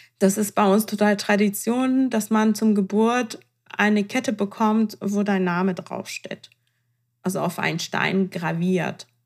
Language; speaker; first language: German; non-native, fluent; Persian